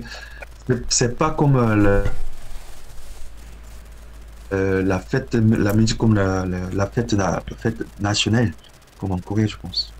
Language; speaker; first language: French; non-native, learner; Korean